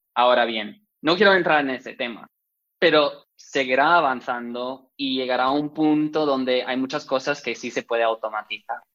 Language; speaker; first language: Spanish; non-native, fluent; English